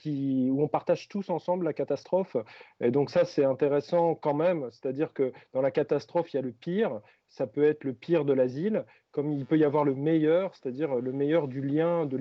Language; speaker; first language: French; native; French